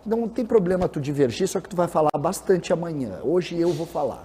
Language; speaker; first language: Portuguese; native; Portuguese